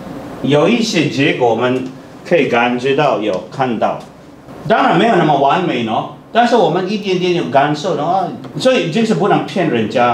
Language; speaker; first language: Chinese; non-native, fluent; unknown